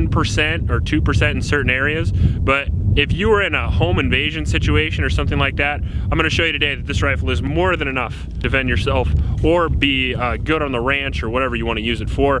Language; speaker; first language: English; native; English